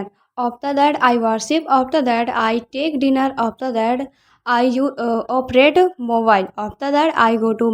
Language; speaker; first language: English; non-native, learner; Hindi